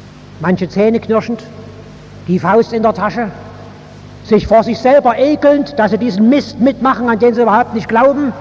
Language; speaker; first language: German; native; German